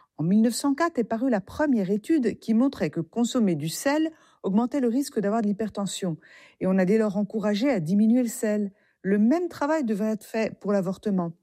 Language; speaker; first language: French; native; French